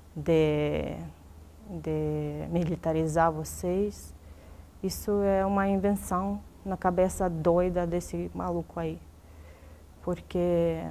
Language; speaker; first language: Portuguese; non-native, fluent; Ukrainian